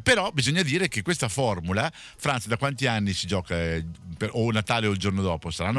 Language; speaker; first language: Italian; native; Italian